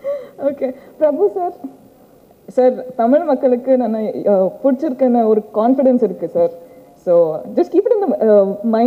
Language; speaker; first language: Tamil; non-native, learner; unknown